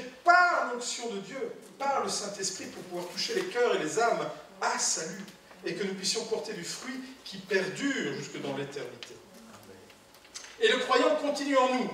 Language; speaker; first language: French; native; French